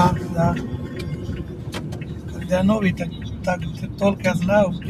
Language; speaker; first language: Russian; non-native, learner; Hindi